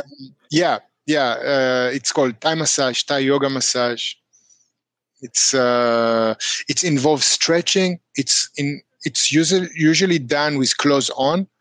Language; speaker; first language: English; non-native, fluent; Hebrew